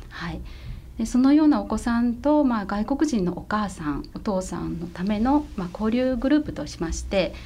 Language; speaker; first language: Japanese; non-native, fluent; Chinese